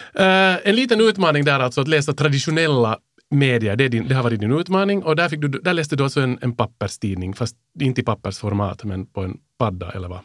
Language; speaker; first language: Swedish; native; Swedish